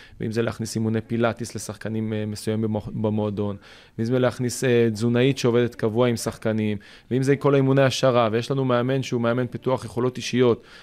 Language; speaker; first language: Hebrew; native; Hebrew